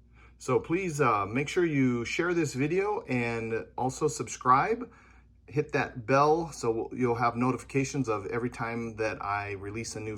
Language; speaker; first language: English; native; English